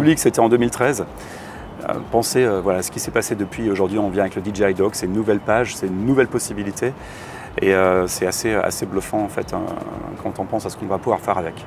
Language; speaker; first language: French; native; French